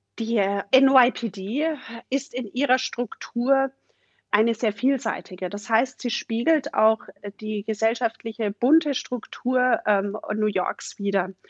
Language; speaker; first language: German; native; German